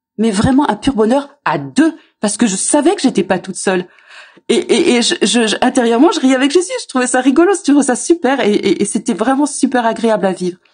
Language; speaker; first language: French; native; French